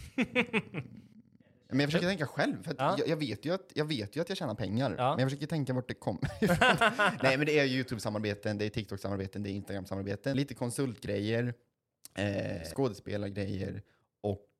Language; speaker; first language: Swedish; native; Swedish